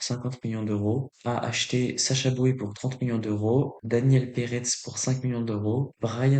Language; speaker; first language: French; native; French